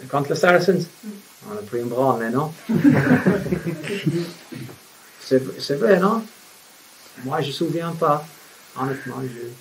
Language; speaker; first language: French; non-native, fluent; English